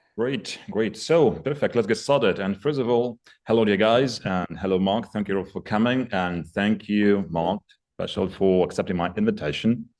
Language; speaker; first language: English; non-native, fluent; Russian